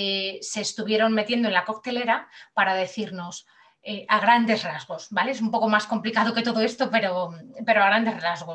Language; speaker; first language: Spanish; native; Spanish